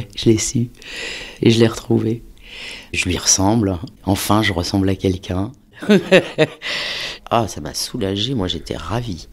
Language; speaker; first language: French; native; French